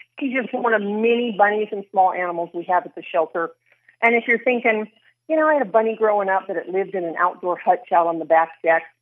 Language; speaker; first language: English; native; English